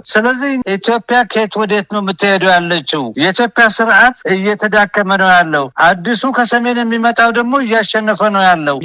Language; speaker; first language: Amharic; non-native, local second language; Oromo